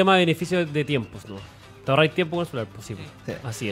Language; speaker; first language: Spanish; native; Spanish